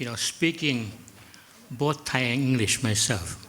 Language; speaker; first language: English; non-native, fluent; Thai